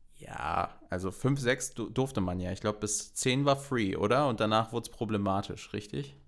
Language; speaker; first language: German; native; German